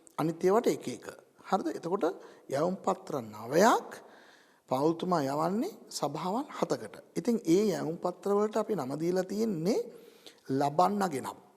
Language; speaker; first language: Sinhala; non-native, local second language; Tamil